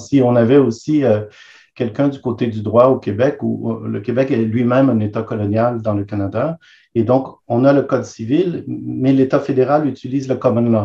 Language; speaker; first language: French; native; French